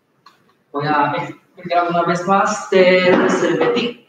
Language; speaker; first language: Spanish; non-native, learner; Chinese